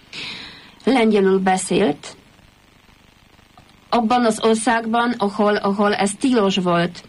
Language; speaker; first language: Hungarian; non-native, fluent; Polish